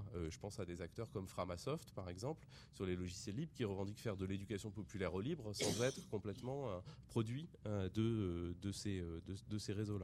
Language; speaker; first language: French; native; French